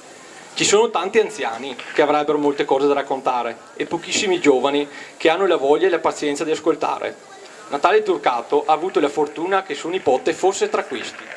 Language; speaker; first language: Italian; native; Italian